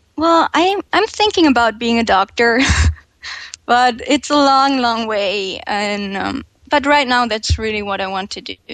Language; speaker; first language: English; non-native, fluent; German